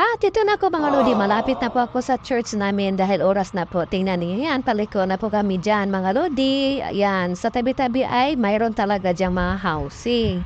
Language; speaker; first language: Filipino; non-native, local second language; Cebuano